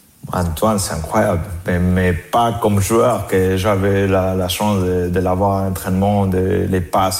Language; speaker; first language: French; non-native, fluent; Spanish